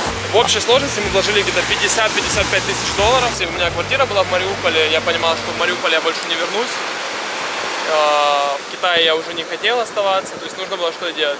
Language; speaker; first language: Russian; native; Russian